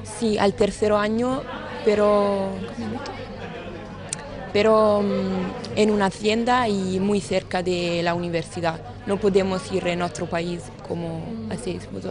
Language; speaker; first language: Spanish; non-native, learner; Italian